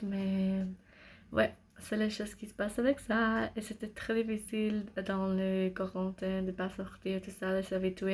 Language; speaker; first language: French; non-native, learner; English